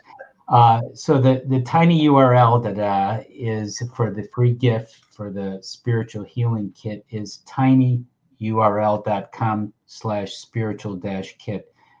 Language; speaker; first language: English; native; English